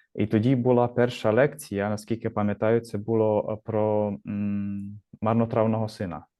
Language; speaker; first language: Ukrainian; native; Ukrainian